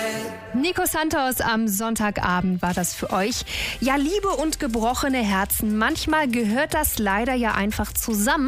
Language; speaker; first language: German; native; German